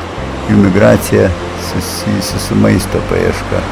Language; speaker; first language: Lithuanian; native; Lithuanian